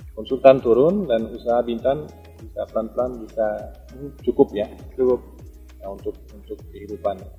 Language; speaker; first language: Indonesian; non-native, fluent; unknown